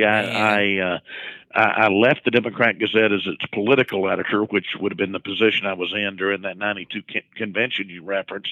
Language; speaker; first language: English; native; English